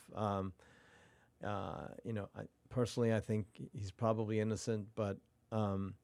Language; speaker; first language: English; non-native, fluent; Norwegian